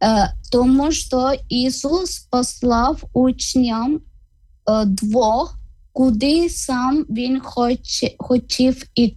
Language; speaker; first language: Ukrainian; non-native, learner; Malayalam